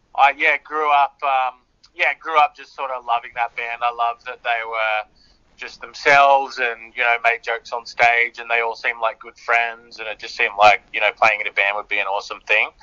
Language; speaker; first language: English; native; English